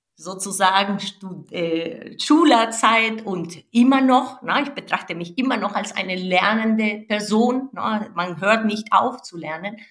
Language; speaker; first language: German; non-native, fluent; Spanish